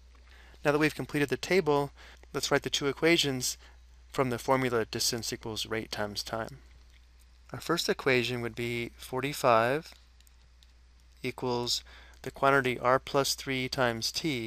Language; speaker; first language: English; native; English